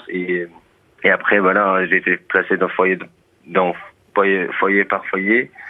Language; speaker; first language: French; non-native, fluent; Persian